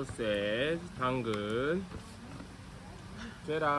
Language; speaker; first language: Korean; native; Korean